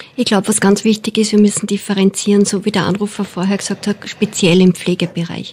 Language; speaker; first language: German; native; German